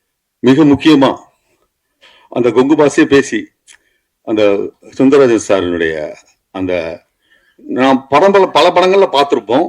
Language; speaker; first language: Tamil; native; Tamil